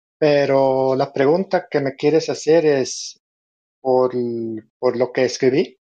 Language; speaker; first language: Spanish; non-native, fluent; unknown